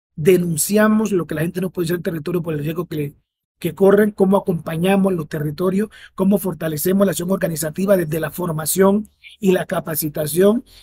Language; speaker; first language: Spanish; native; Spanish